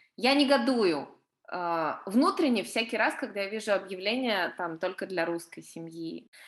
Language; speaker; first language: Russian; native; Russian